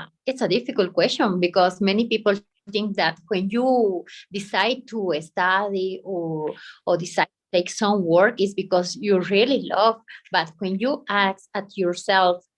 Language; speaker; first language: English; non-native, learner; Spanish